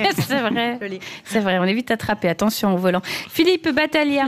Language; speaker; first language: French; native; French